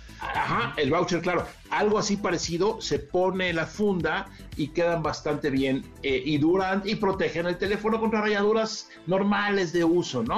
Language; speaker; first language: Spanish; native; Spanish